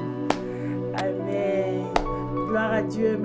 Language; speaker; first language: French; non-native, local second language; Lingala